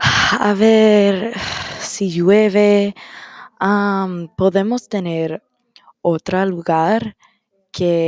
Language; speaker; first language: Spanish; non-native, learner; English